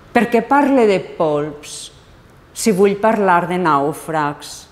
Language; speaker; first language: Catalan; native; Catalan